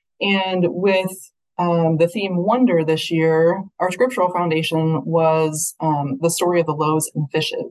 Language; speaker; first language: English; native; English